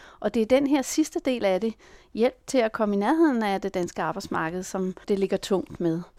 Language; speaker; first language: Danish; native; Danish